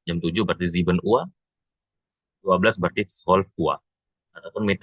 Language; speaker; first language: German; non-native, fluent; Indonesian